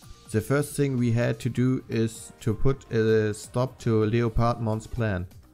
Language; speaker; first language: English; non-native, fluent; German